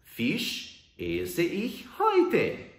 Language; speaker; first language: German; non-native, fluent; Portuguese